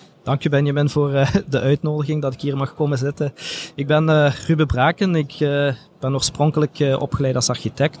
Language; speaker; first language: Dutch; native; Dutch